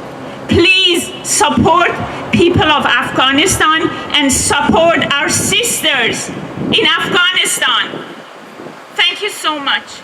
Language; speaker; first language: English; non-native, fluent; Persian